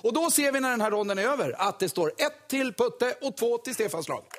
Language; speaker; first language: Swedish; native; Swedish